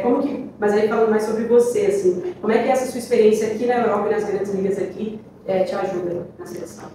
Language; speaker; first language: Portuguese; native; Portuguese